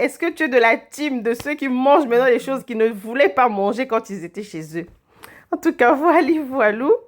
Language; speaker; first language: French; non-native, local second language; Lingala